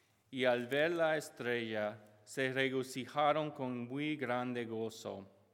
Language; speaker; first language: Spanish; non-native, fluent; English